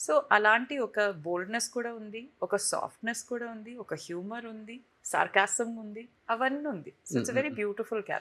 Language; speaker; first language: Telugu; non-native, fluent; Tamil